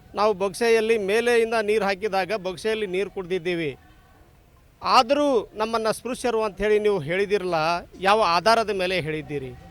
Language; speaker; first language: Kannada; non-native, local second language; Lambadi